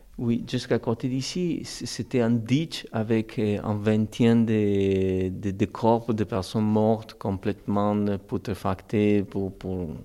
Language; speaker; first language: French; non-native, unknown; Spanish